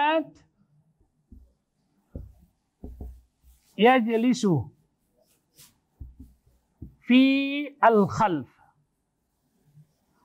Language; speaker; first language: Arabic; non-native, fluent; Malay